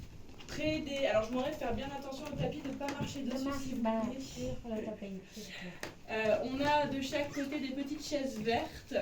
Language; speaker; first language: French; native; French